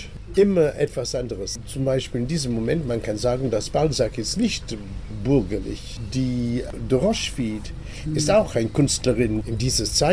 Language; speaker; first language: German; non-native, fluent; English